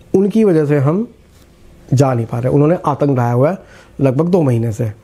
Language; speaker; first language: Hindi; native; Hindi